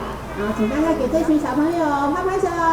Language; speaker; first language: Chinese; native; Chinese